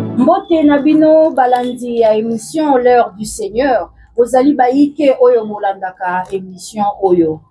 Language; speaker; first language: Lingala; native; Lingala